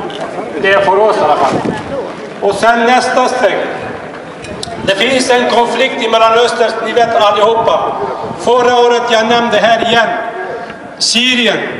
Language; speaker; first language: Swedish; non-native, fluent; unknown